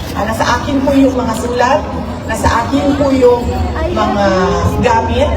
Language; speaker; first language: Filipino; native; Filipino